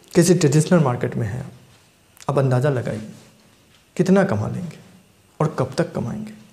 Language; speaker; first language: Hindi; non-native, local second language; Bangla